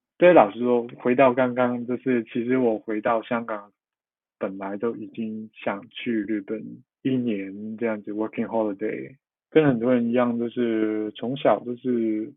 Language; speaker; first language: Chinese; non-native, local second language; Cantonese